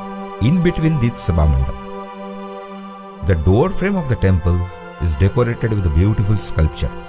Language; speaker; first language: English; non-native, local second language; Marathi